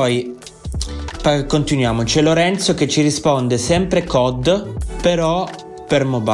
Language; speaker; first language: Italian; native; Italian